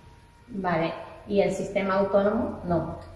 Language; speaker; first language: Spanish; native; Spanish